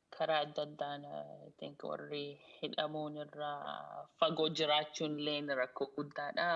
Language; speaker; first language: Oromo; early bilingual, heritage; Oromo